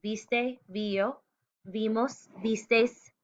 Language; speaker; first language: Spanish; non-native, fluent; English